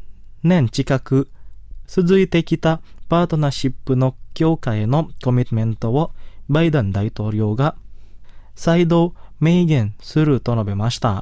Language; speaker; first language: Japanese; non-native, fluent; Indonesian